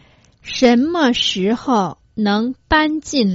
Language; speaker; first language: Chinese; non-native, learner; Croatian